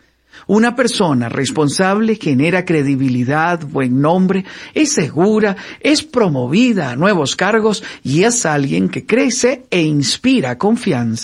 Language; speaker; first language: Spanish; native; Spanish